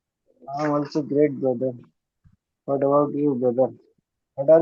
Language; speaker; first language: English; non-native, learner; Hindi